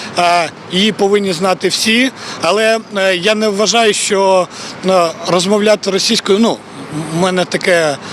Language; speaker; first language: Ukrainian; non-native, local second language; Russian